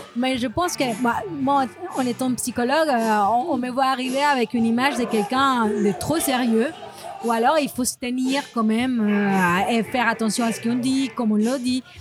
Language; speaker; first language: French; non-native, fluent; Spanish